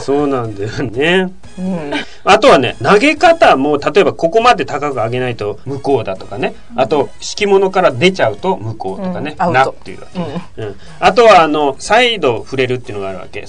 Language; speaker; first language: Japanese; native; Japanese